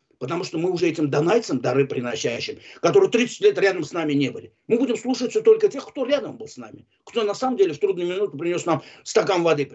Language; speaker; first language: Russian; non-native, local second language; Azerbaijani